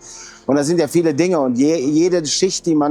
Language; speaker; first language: German; native; German